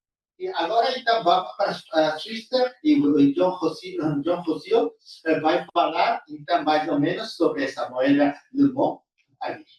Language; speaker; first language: Portuguese; non-native, fluent; Japanese